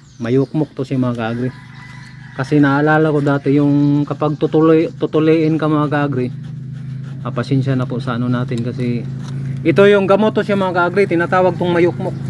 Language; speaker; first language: Filipino; non-native, local second language; Cebuano